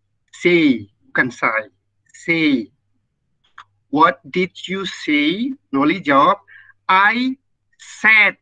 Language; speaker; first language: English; non-native, fluent; Indonesian